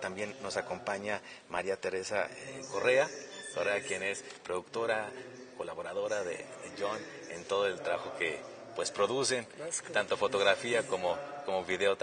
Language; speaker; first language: Spanish; native; Spanish